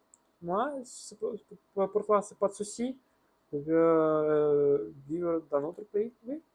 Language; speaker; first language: French; non-native, learner; Russian